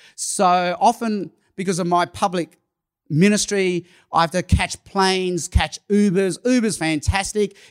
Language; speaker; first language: English; non-native, local second language; Cantonese